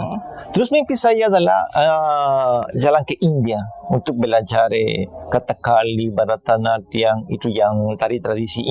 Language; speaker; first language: Indonesian; non-native, fluent; Spanish